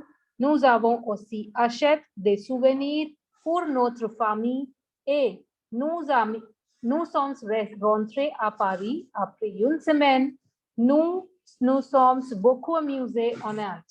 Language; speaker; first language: French; non-native, fluent; Hindi